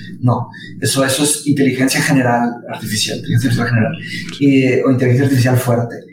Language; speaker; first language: Spanish; early bilingual, other home language; Portuguese